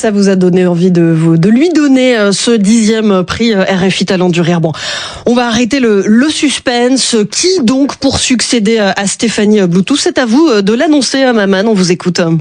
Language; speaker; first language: French; native; French